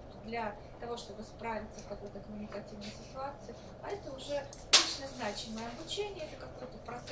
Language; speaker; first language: Russian; native; Russian